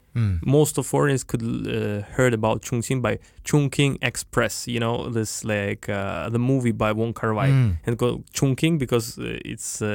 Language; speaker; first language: English; non-native, fluent; Russian